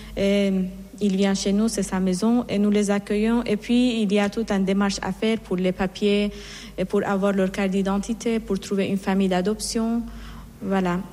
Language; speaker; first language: French; non-native, fluent; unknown